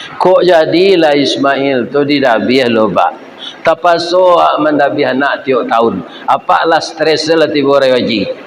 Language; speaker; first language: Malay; non-native, local second language; Minangkabau